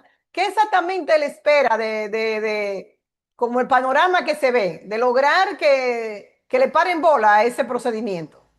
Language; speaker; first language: Spanish; native; Spanish